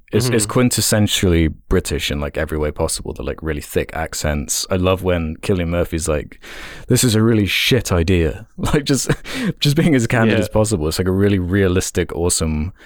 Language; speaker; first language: English; native; English